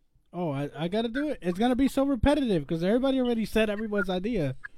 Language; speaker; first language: English; early bilingual, other home language; Spanish